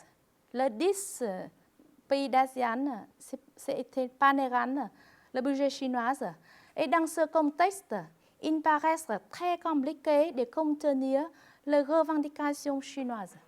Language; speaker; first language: French; non-native, fluent; Vietnamese